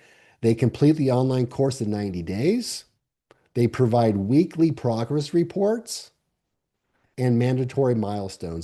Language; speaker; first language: English; native; English